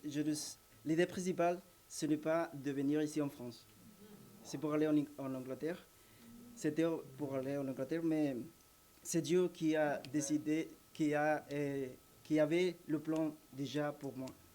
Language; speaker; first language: French; non-native, learner; Spanish